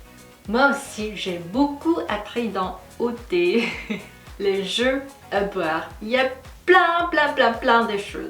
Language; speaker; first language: French; non-native, fluent; Korean